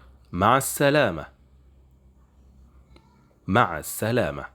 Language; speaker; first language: Arabic; non-native, fluent; Indonesian